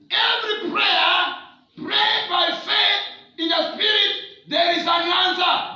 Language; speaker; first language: English; non-native, local second language; Swahili